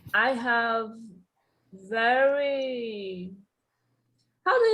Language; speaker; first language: English; non-native, learner; Portuguese